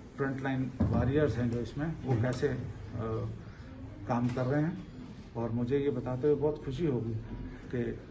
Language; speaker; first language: Urdu; non-native, local second language; Kashmiri